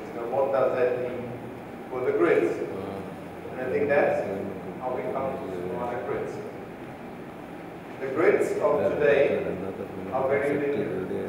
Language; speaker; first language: English; non-native, fluent; German